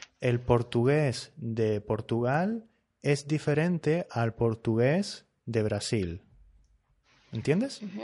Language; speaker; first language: Spanish; native; Spanish